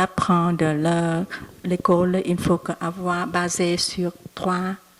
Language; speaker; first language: French; non-native, learner; Vietnamese